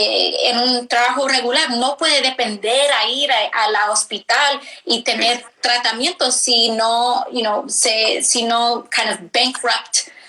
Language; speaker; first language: Spanish; early bilingual, heritage; English